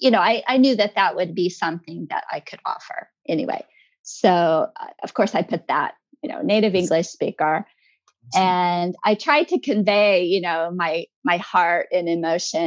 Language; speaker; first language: English; native; English